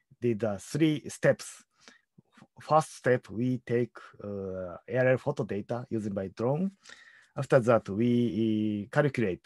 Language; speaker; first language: English; non-native, learner; Japanese